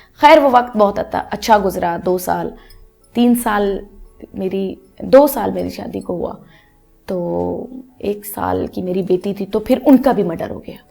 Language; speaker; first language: Urdu; non-native, local second language; Punjabi